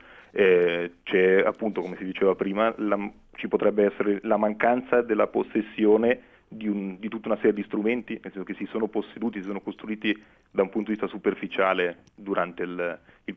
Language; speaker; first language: Italian; native; Italian